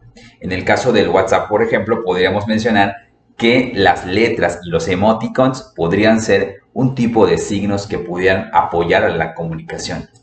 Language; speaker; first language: Spanish; native; Spanish